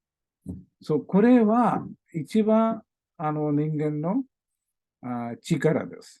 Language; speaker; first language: Japanese; non-native, learner; Malayalam